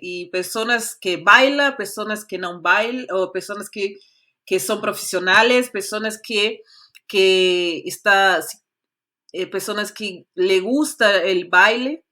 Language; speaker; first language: Spanish; non-native, fluent; Portuguese